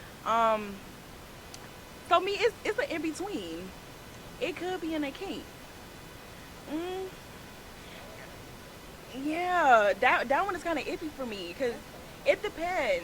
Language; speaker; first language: English; native; English